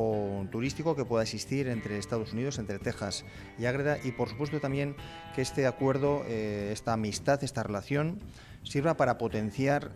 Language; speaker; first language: Spanish; native; Spanish